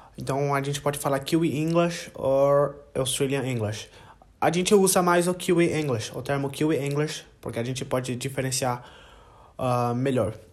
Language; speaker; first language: Portuguese; non-native, learner; English